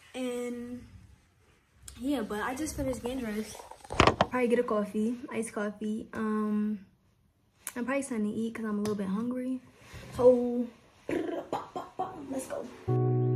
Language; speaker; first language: English; native; English